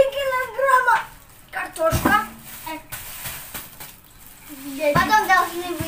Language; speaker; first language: Russian; early bilingual, heritage; Russian